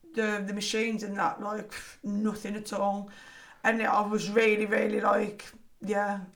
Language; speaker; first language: English; native; English